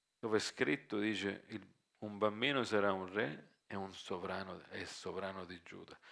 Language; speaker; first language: Italian; early bilingual, heritage; Italian